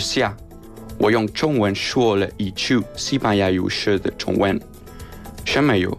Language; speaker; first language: Chinese; non-native, learner; Spanish